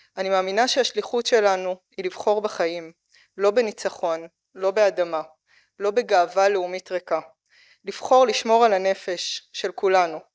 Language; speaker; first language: Hebrew; native; Hebrew